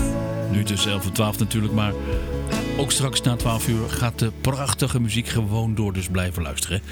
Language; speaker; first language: Dutch; native; Dutch